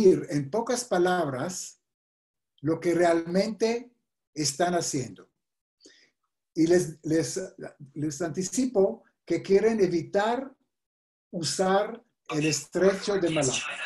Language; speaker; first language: Spanish; non-native, fluent; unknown